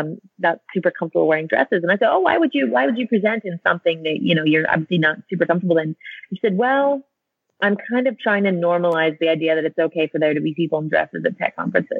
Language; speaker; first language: English; native; English